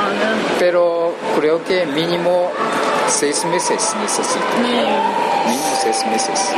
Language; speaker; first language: Spanish; non-native, learner; Japanese